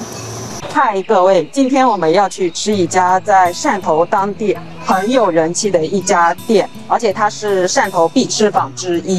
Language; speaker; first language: Chinese; native; Chinese